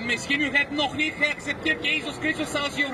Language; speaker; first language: Dutch; non-native, learner; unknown